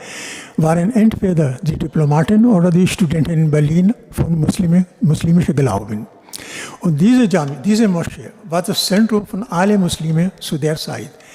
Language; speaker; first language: German; non-native, fluent; Urdu